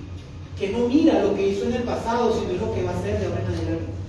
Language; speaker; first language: Spanish; native; Spanish